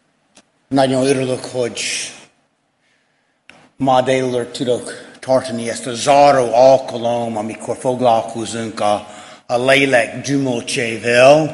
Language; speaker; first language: Hungarian; non-native, fluent; English